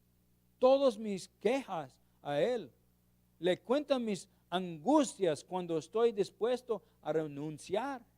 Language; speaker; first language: Spanish; non-native, learner; English